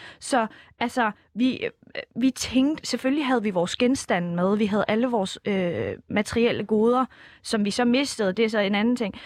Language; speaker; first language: Danish; early bilingual, other home language; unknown